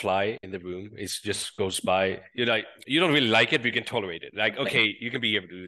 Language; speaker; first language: English; non-native, fluent; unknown